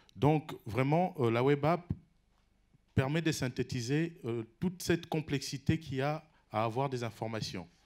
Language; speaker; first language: French; non-native, local second language; Lingala